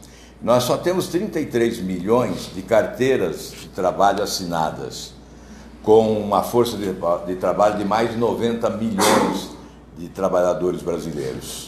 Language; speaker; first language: Portuguese; native; Portuguese